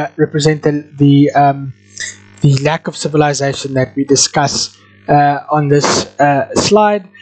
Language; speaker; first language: English; non-native, local second language; Afrikaans